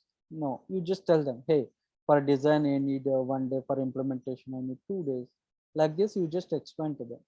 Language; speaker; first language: English; non-native, local second language; Telugu